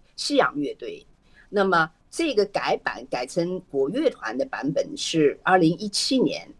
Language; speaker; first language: Chinese; native; Chinese